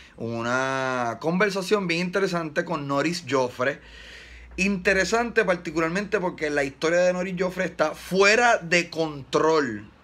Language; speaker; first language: Spanish; native; Spanish